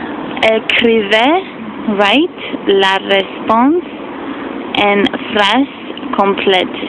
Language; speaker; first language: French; non-native, fluent; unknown